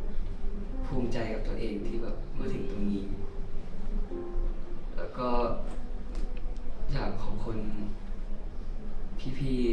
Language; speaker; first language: Thai; native; Thai